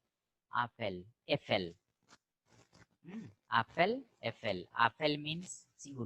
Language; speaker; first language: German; non-native, fluent; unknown